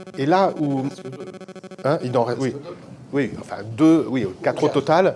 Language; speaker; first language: French; native; French